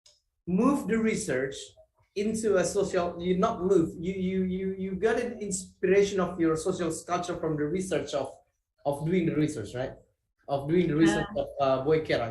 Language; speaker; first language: English; non-native, fluent; Indonesian